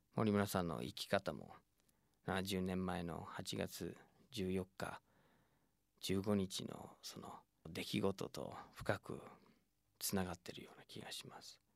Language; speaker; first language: Japanese; non-native, fluent; English